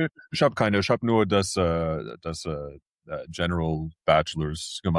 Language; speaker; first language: German; early bilingual, heritage; English